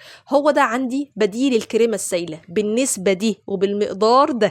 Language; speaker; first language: Arabic; native; Arabic